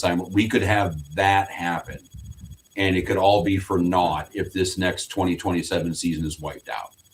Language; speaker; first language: English; native; English